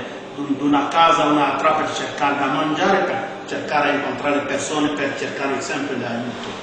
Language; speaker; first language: Italian; non-native, fluent; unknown